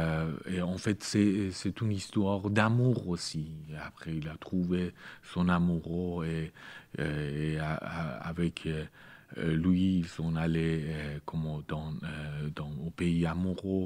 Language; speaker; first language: French; non-native, learner; Persian